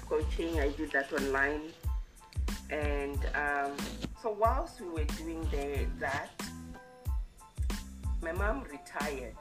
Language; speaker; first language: English; non-native, local second language; Shona